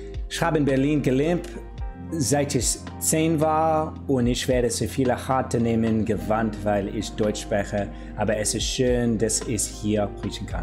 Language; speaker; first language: German; non-native, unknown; English